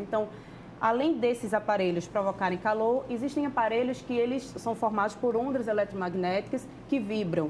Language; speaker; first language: Portuguese; native; Portuguese